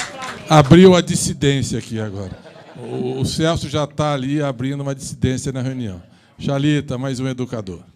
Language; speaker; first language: Portuguese; native; Portuguese